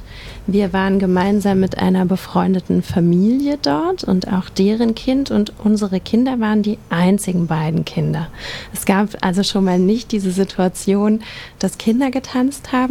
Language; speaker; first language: German; native; German